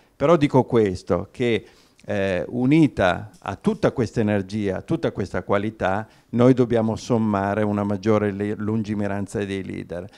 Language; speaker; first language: Italian; native; Italian